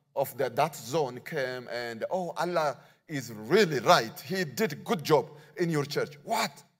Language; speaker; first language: English; non-native, learner; Amharic